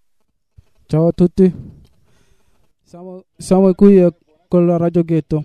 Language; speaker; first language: Italian; non-native, learner; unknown